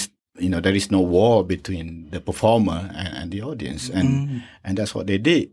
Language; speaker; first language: English; non-native, local second language; Malay